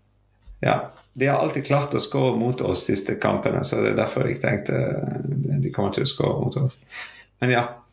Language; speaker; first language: Norwegian; non-native, fluent; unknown